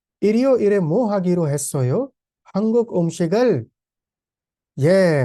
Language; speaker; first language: Korean; non-native, fluent; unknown